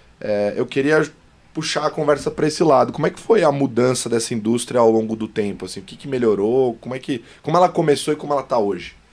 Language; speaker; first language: Portuguese; native; Portuguese